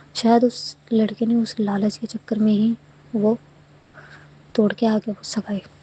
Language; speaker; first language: Hindi; native; Hindi